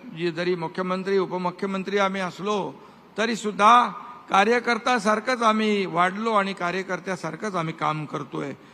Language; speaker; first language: Marathi; native; Marathi